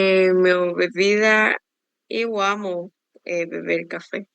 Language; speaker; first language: Portuguese; non-native, learner; Spanish